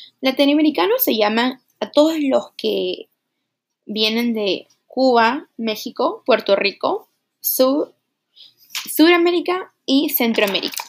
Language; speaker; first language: Spanish; early bilingual, heritage; Spanish